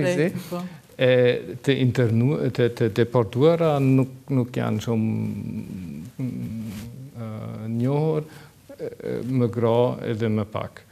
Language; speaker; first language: Albanian; non-native, learner; German